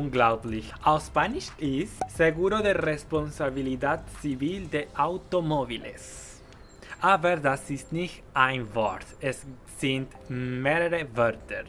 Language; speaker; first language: German; non-native, fluent; Spanish